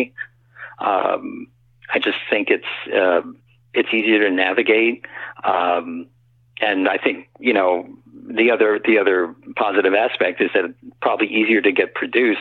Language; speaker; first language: English; native; English